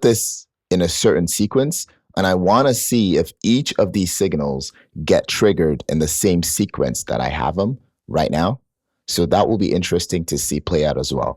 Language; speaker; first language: English; native; English